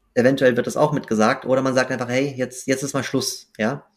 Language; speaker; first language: German; native; German